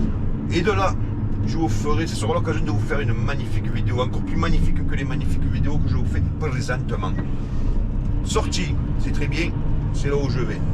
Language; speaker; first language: French; native; French